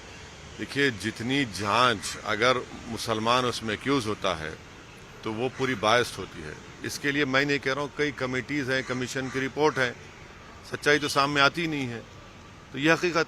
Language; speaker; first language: Hindi; native; Hindi